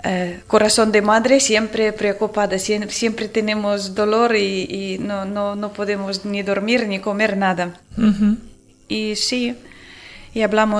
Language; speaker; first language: Spanish; non-native, learner; Ukrainian